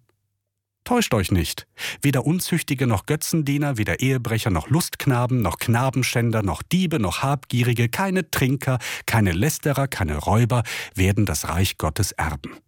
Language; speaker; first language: German; native; German